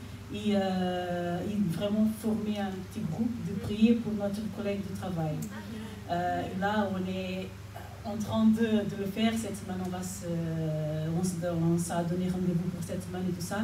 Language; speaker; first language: French; non-native, fluent; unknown